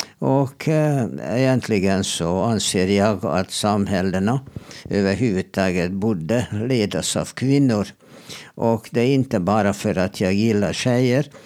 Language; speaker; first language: Swedish; non-native, fluent; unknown